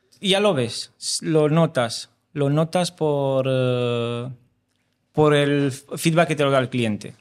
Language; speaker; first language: Spanish; non-native, fluent; Romanian